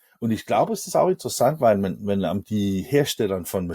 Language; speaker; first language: German; non-native, learner; Danish